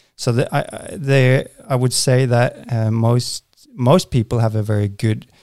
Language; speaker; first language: English; non-native, fluent; Norwegian